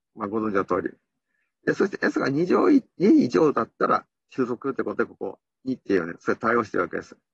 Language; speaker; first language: Japanese; native; Japanese